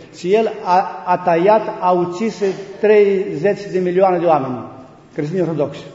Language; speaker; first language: Romanian; non-native, learner; Greek